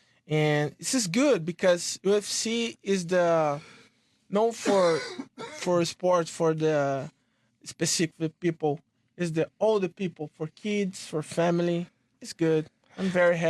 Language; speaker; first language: English; non-native, learner; Portuguese